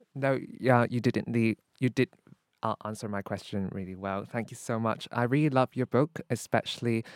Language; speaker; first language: English; non-native, local second language; Cantonese